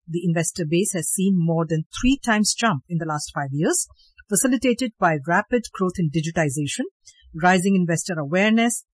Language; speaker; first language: English; non-native, local second language; Hindi